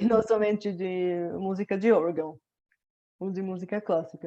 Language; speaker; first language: Portuguese; non-native, learner; Bulgarian